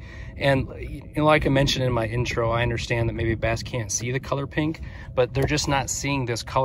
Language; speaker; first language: English; native; English